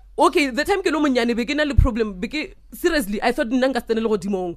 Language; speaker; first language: English; non-native, local second language; Northern Sotho